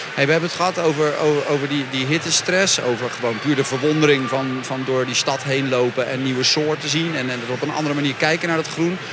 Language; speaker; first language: Dutch; native; Dutch